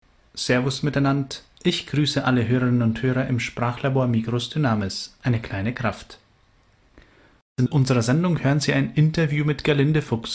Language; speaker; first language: German; native; German